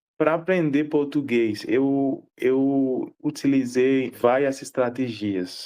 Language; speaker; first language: Portuguese; non-native, fluent; Haitian Creole